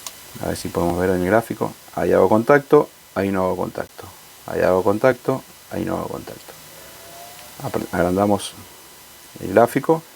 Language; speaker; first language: Spanish; native; Spanish